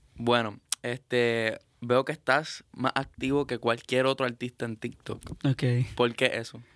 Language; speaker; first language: Spanish; native; Spanish